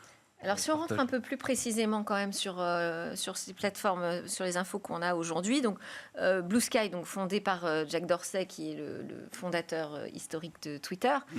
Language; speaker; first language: French; native; French